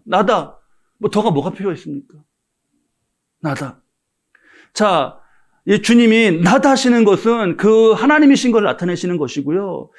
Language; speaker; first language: Korean; native; Korean